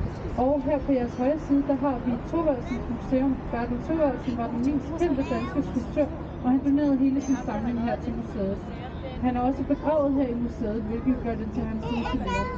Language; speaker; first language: Danish; native; Danish